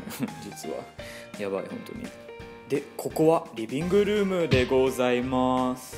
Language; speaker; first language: Japanese; non-native, fluent; English